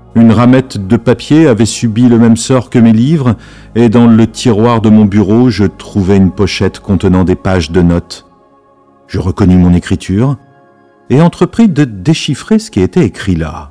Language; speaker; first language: French; native; French